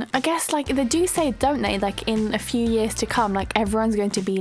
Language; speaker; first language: English; native; English